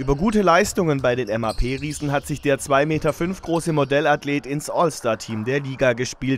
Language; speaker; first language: German; native; German